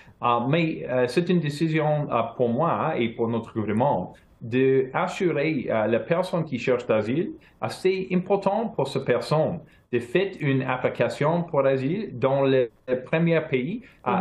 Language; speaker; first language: French; non-native, local second language; English